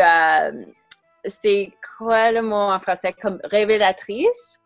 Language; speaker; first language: French; non-native, fluent; English